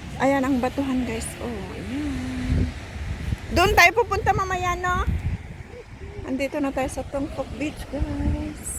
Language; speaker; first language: Filipino; native; Filipino